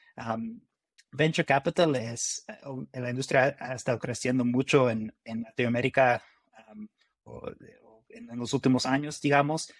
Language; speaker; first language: Spanish; non-native, fluent; English